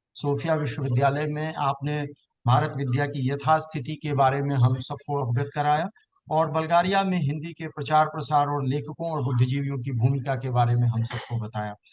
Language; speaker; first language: Hindi; native; Hindi